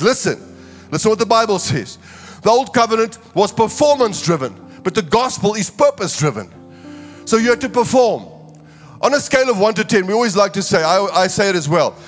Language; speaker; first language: English; native; English